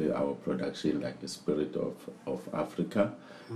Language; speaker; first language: English; non-native, local second language; Zulu